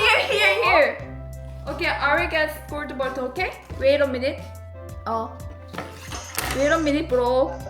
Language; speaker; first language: English; non-native, learner; Korean